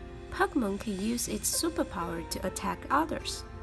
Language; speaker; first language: English; non-native, fluent; Chinese